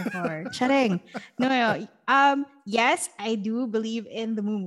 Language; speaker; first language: English; non-native, local second language; Filipino